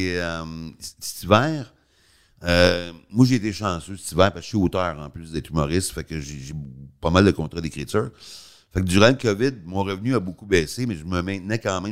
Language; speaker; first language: French; native; French